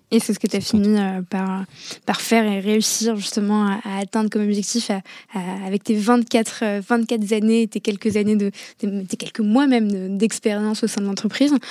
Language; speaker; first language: French; non-native, local second language; Arabic